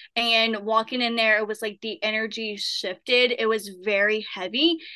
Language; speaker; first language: English; native; English